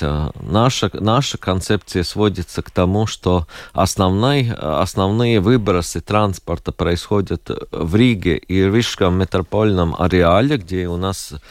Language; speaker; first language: Russian; non-native, local second language; Latvian